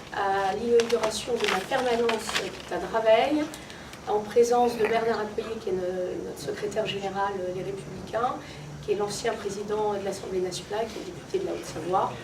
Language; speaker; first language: French; native; French